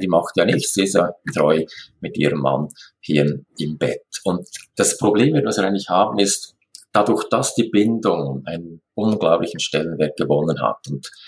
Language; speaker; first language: German; native; German